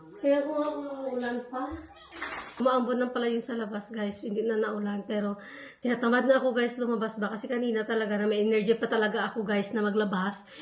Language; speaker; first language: Filipino; non-native, local second language; Hiligaynon